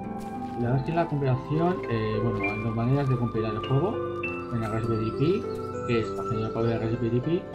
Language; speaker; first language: Spanish; native; Spanish